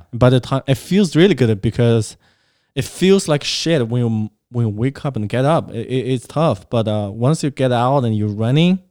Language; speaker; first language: English; non-native, fluent; Chinese